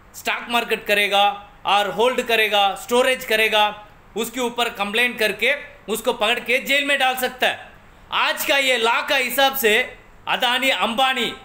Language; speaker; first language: Hindi; non-native, local second language; Tamil